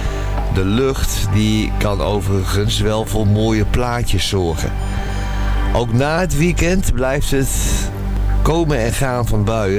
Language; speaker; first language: Dutch; native; Dutch